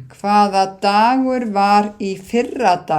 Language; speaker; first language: Icelandic; non-native, fluent; Thai